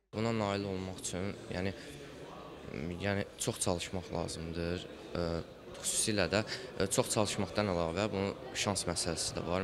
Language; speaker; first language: Azerbaijani; native; Azerbaijani